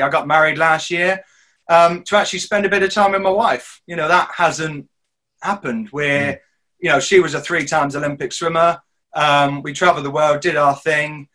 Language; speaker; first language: English; native; English